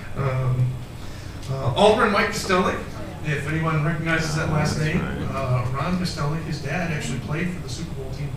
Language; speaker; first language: English; native; English